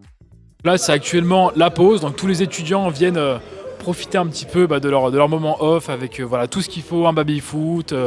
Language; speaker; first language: French; native; French